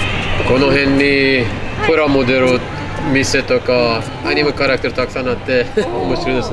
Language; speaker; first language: Japanese; non-native, learner; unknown